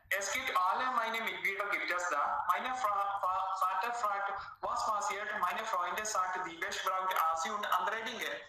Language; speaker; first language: German; non-native, learner; Malayalam